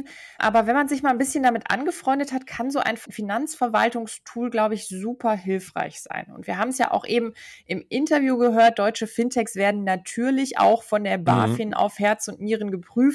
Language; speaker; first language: German; native; German